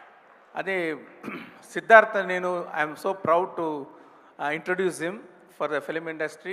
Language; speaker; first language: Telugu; non-native, fluent; Tamil